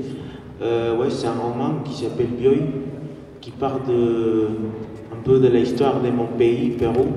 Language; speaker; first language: French; non-native, fluent; Spanish